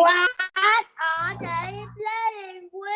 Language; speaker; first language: English; non-native, learner; Vietnamese